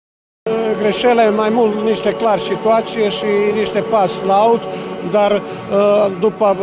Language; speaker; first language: Romanian; non-native, learner; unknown